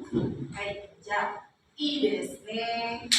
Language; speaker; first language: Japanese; non-native, fluent; Indonesian